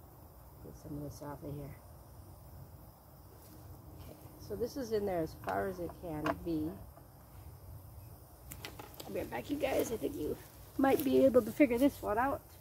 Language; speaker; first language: English; native; English